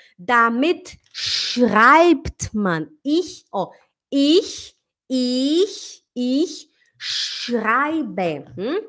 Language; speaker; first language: German; non-native, fluent; Portuguese